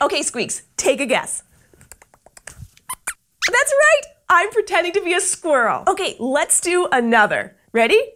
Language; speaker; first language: English; native; English